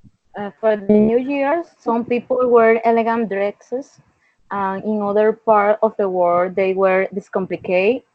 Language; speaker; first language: English; non-native, learner; Spanish